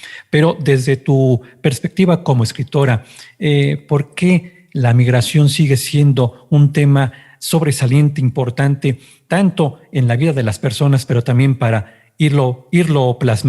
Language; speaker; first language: Spanish; native; Spanish